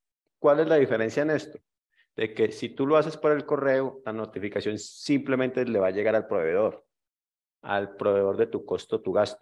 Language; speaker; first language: Spanish; native; Spanish